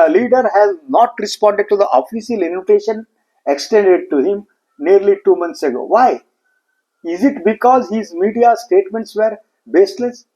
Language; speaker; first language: English; non-native, local second language; Kannada